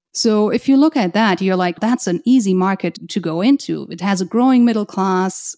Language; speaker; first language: English; non-native, fluent; German